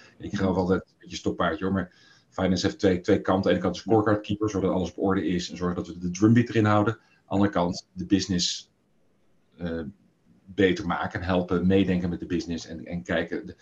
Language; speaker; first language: Dutch; native; Dutch